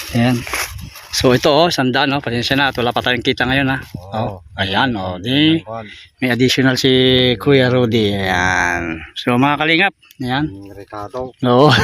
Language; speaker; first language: Filipino; native; Filipino